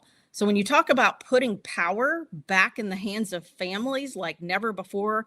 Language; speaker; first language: English; native; English